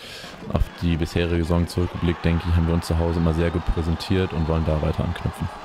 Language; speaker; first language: German; native; German